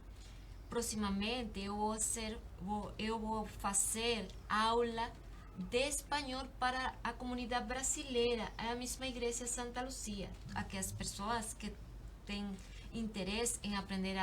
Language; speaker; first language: Portuguese; non-native, learner; Spanish